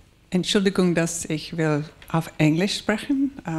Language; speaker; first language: German; non-native, learner; English